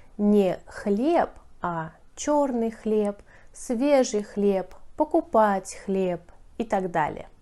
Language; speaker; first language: Russian; native; Russian